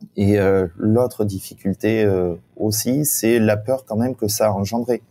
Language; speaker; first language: French; native; French